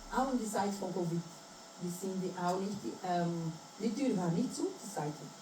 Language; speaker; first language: German; non-native, learner; Portuguese